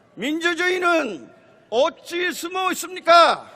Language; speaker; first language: Korean; non-native, fluent; Japanese